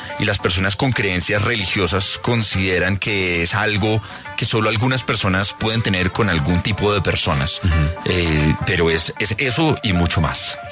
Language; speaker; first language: Spanish; native; Spanish